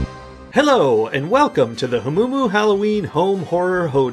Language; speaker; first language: English; native; English